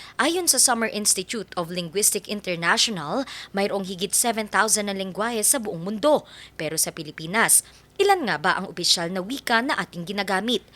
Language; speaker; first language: Filipino; native; Filipino